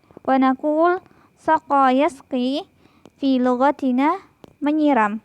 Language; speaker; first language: Arabic; non-native, fluent; Indonesian